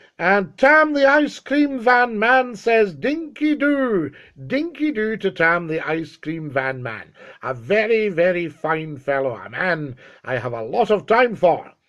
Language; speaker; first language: English; native; English